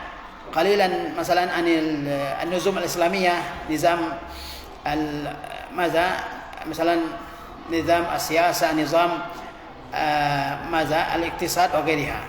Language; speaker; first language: Arabic; non-native, fluent; Indonesian